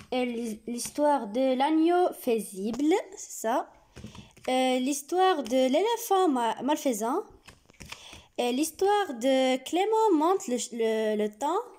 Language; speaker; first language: French; non-native, learner; Arabic